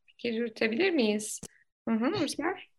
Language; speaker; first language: Turkish; native; Turkish